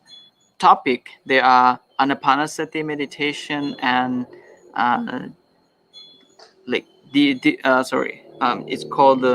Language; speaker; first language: English; non-native, fluent; Thai